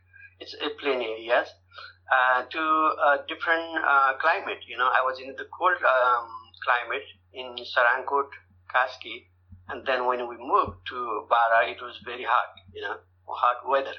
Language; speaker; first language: English; non-native, fluent; Nepali